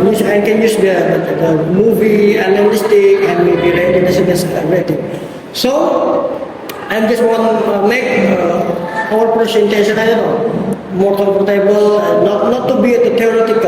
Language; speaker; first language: English; non-native, learner; Indonesian